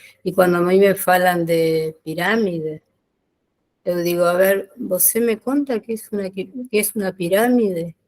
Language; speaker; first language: Portuguese; non-native, learner; Spanish